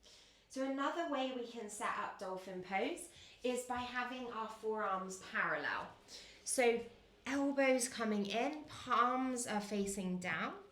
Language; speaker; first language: English; native; English